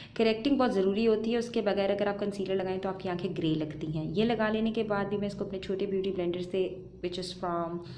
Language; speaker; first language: Urdu; native; Urdu